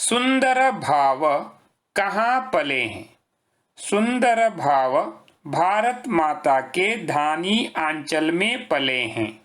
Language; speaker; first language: Hindi; non-native, local second language; Kannada